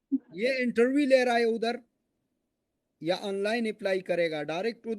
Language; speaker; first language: Hindi; non-native, local second language; Pashto